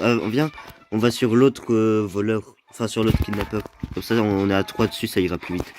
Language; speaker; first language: French; native; French